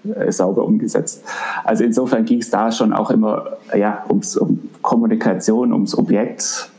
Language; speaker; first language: German; native; German